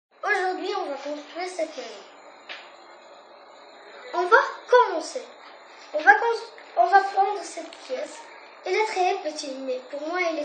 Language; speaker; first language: French; non-native, learner; Arabic